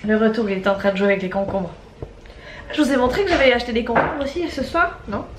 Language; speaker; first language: French; native; French